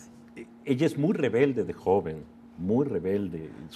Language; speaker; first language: Spanish; native; Spanish